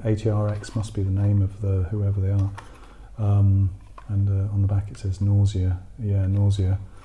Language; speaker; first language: English; native; English